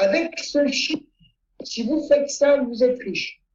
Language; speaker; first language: French; non-native, fluent; Italian